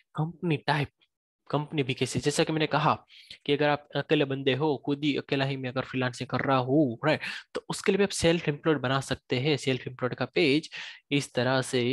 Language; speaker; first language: Hindi; native; Hindi